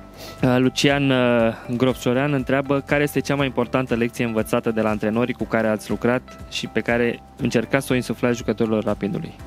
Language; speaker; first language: Romanian; native; Romanian